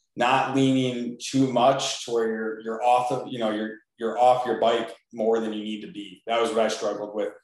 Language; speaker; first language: English; native; English